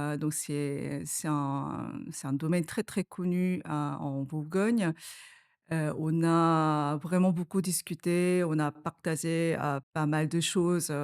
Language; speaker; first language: French; non-native, fluent; Korean